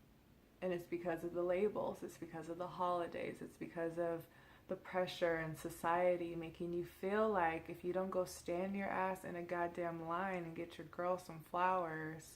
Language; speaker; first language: English; native; English